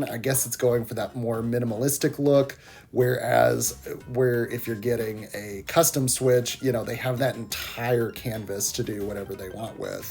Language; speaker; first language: English; native; English